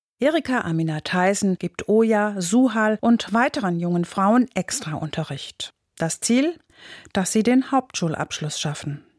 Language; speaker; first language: German; native; German